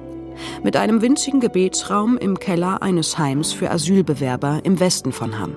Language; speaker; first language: German; native; German